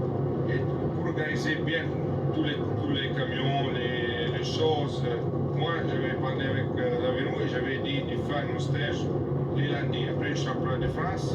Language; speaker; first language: French; non-native, learner; Italian